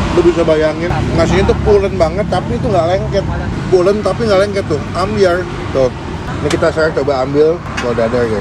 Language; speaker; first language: Indonesian; native; Indonesian